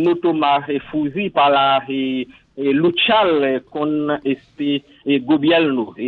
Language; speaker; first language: Spanish; non-native, learner; Haitian Creole